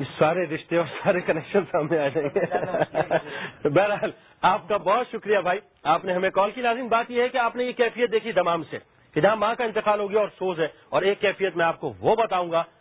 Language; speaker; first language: Urdu; native; Urdu